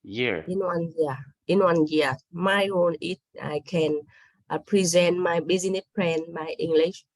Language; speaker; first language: English; non-native, learner; Vietnamese